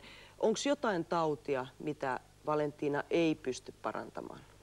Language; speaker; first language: Finnish; native; Finnish